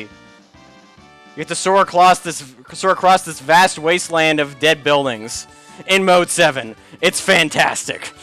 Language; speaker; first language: English; native; English